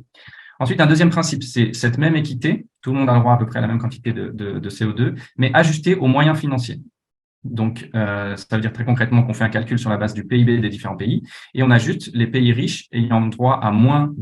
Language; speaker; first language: French; native; French